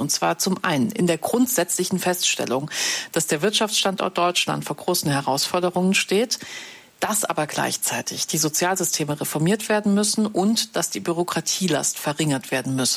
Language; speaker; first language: German; native; German